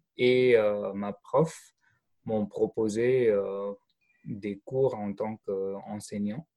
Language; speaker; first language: French; non-native, fluent; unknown